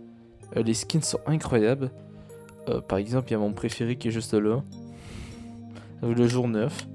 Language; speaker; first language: French; native; French